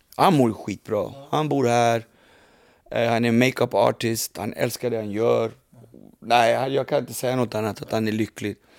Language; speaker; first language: Swedish; early bilingual, other home language; Spanish